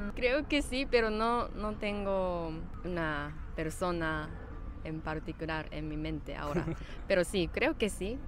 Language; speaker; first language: Spanish; non-native, fluent; Japanese